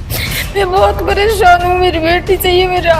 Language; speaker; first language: Hindi; non-native, local second language; Marwari